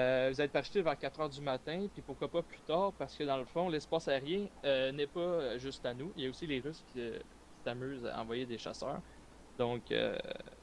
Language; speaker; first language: French; native; French